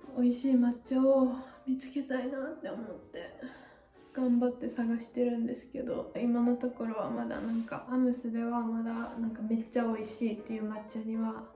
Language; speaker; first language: Japanese; native; Japanese